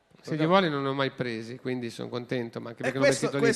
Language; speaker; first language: Italian; native; Italian